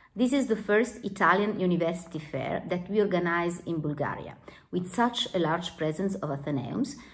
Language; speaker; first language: English; non-native, fluent; Italian